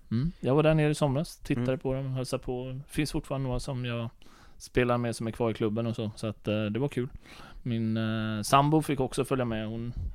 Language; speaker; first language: Swedish; early bilingual, other home language; Bosnian